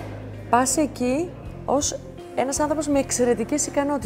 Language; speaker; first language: Greek; native; Greek